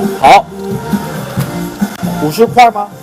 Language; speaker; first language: Chinese; non-native, learner; Korean